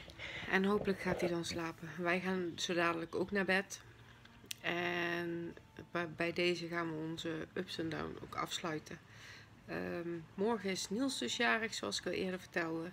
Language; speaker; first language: Dutch; native; Dutch